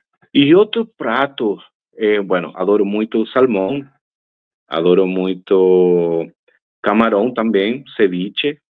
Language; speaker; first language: Portuguese; non-native, fluent; Spanish